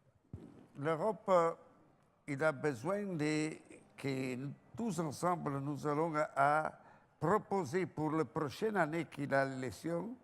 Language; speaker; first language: French; non-native, fluent; Italian